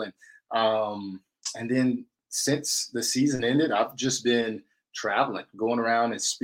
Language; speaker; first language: English; native; English